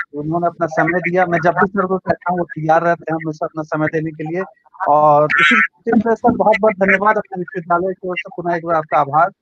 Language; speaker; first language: Hindi; native; Hindi